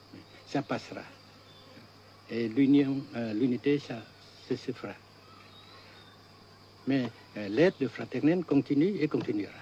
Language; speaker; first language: French; non-native, fluent; Vietnamese